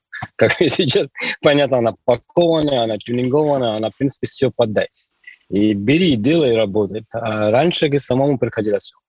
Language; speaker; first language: Russian; non-native, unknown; Hindi